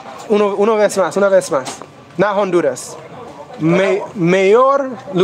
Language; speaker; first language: Spanish; non-native, learner; English